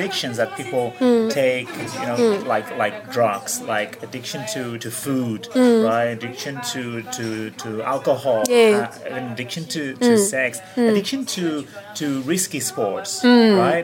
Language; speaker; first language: English; non-native, fluent; Catalan